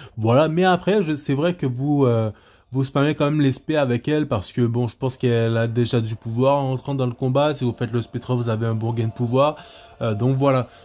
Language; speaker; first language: French; native; French